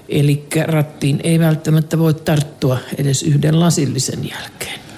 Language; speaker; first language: Finnish; native; Finnish